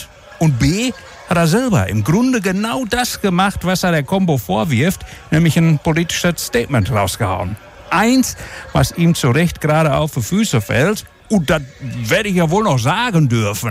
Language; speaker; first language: German; native; German